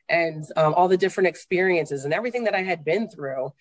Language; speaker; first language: English; native; English